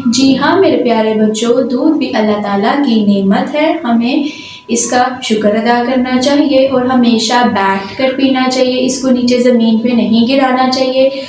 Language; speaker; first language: Urdu; non-native, local second language; Punjabi